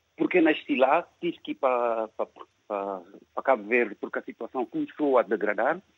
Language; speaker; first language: Portuguese; native; Portuguese